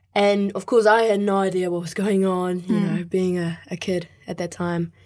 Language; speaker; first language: English; early bilingual, other home language; Spanish